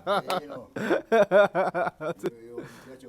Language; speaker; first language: Italian; non-native, learner; Romanian